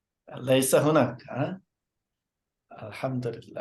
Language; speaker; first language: Arabic; non-native, fluent; Indonesian